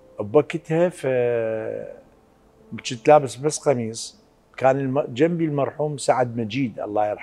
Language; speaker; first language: Arabic; native; Arabic